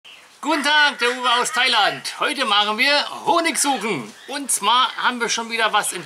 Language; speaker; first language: German; native; German